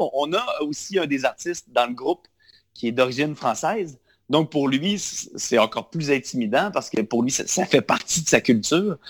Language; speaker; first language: French; native; French